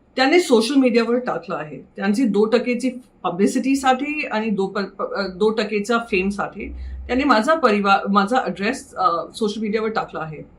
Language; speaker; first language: Marathi; non-native, local second language; Hindi